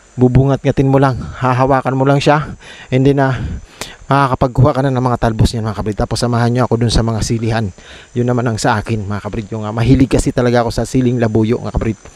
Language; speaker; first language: Filipino; native; Filipino